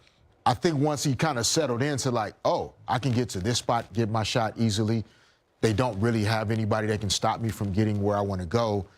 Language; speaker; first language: English; native; English